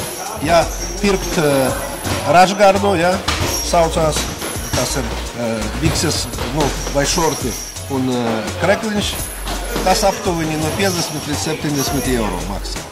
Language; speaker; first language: Latvian; non-native, local second language; Russian